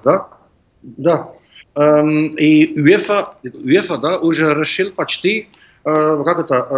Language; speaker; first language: Russian; non-native, learner; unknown